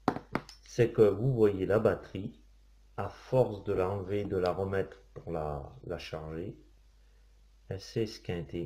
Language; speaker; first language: French; native; French